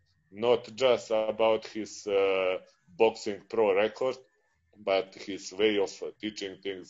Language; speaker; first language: English; non-native, fluent; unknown